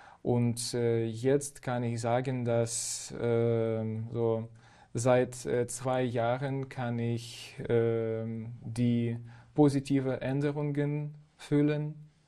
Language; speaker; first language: German; non-native, fluent; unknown